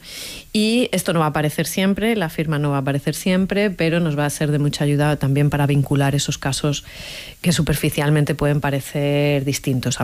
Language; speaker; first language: Spanish; native; Spanish